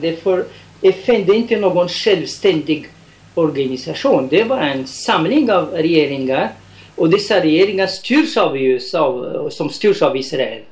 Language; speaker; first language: Swedish; non-native, fluent; Arabic